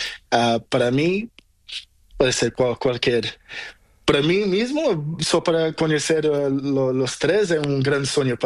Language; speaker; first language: Spanish; non-native, learner; Portuguese